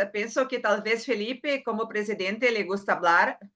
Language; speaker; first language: Spanish; non-native, learner; Portuguese